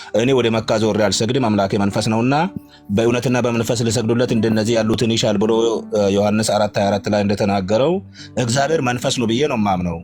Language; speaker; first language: Amharic; non-native, local second language; Oromo